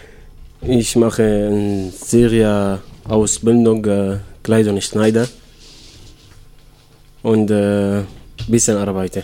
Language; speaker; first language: German; non-native, learner; Arabic